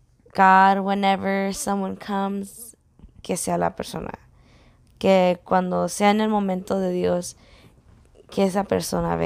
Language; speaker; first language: Spanish; early bilingual, heritage; Spanish